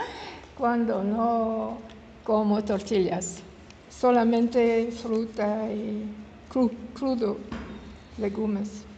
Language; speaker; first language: Spanish; non-native, learner; French